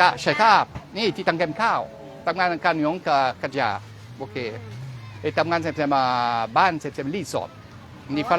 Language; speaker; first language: Thai; non-native, learner; French